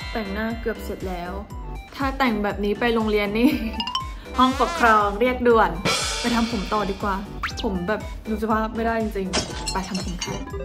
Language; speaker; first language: Thai; native; Thai